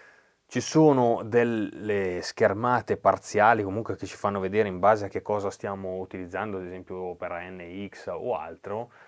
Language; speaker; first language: Italian; native; Italian